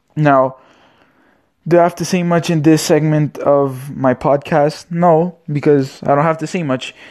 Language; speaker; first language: English; non-native, fluent; Romanian